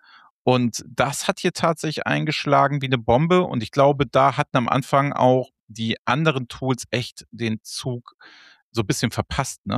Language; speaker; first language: German; native; German